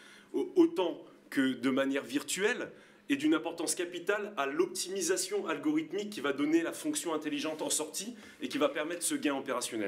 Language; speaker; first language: French; native; French